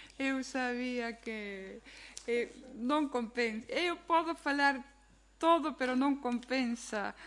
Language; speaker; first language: Galician; non-native, fluent; German